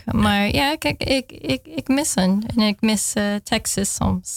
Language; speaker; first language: Dutch; non-native, fluent; English